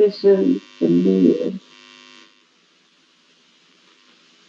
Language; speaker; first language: English; non-native, learner; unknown